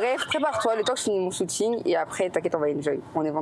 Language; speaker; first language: French; native; French